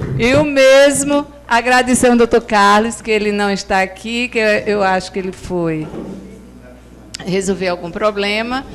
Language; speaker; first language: Portuguese; native; Portuguese